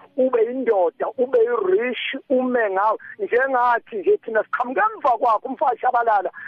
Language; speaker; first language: Zulu; native; Zulu